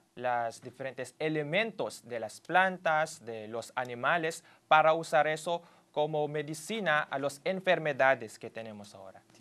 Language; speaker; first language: Spanish; non-native, fluent; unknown